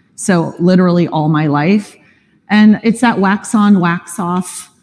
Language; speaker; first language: English; native; English